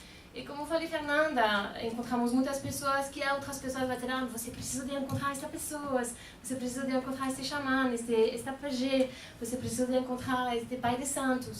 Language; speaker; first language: Portuguese; non-native, fluent; French